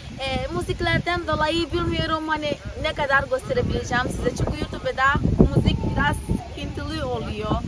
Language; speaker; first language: Turkish; early bilingual, heritage; Turkish